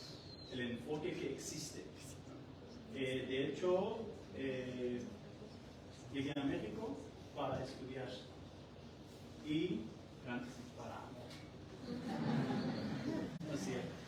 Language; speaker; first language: Spanish; non-native, fluent; Persian